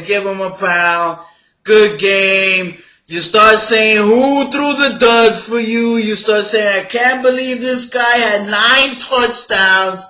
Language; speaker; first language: English; native; English